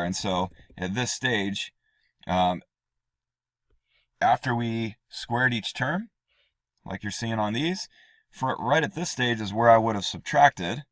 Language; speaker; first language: English; native; English